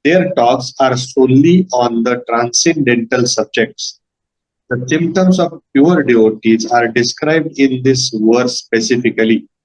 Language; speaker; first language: English; non-native, local second language; Marathi